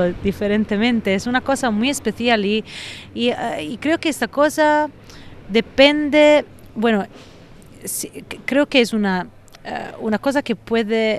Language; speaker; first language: Spanish; non-native, fluent; Italian